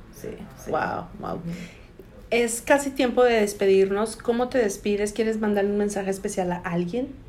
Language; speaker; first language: Spanish; native; Spanish